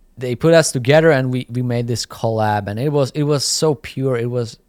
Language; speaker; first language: English; non-native, fluent; Slovak